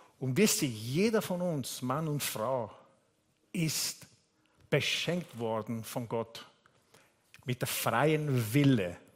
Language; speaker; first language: German; non-native, fluent; Italian